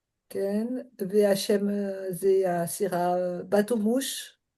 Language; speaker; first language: Hebrew; non-native, learner; French